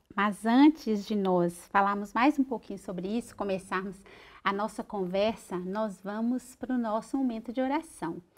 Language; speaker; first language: Portuguese; native; Portuguese